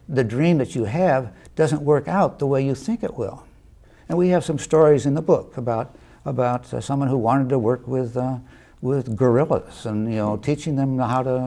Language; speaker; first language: English; native; English